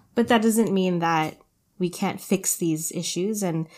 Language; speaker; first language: English; early bilingual, other home language; Filipino